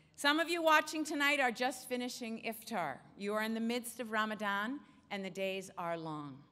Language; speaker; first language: English; native; English